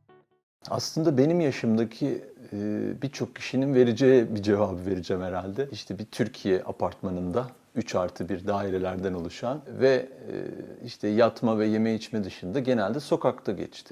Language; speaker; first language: Turkish; native; Turkish